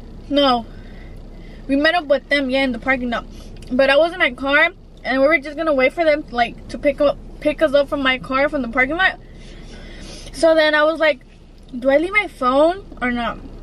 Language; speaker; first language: English; early bilingual, other home language; Spanish